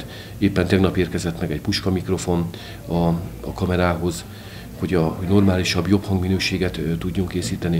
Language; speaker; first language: Hungarian; native; Hungarian